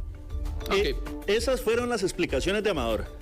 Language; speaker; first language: Spanish; native; Spanish